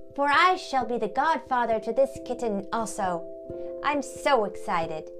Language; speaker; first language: English; early bilingual, other home language; German